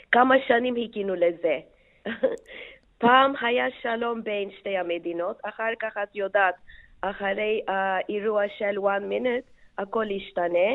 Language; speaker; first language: Hebrew; non-native, fluent; Turkish